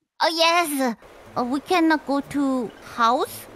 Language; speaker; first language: English; non-native, learner; Korean